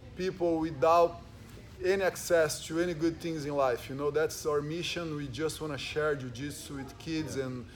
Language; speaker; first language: English; early bilingual, other home language; Spanish